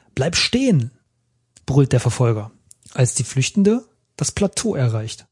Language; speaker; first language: German; native; German